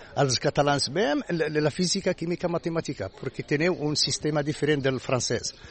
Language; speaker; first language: Catalan; non-native, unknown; Arabic